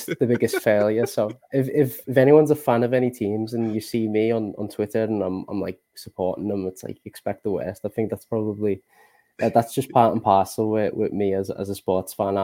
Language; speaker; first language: English; native; English